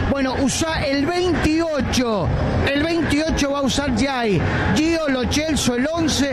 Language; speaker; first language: Spanish; native; Spanish